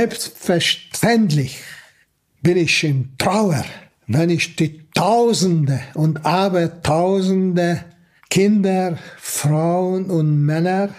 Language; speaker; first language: German; non-native, fluent; Hungarian